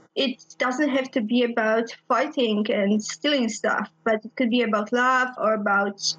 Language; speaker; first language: English; non-native, fluent; Polish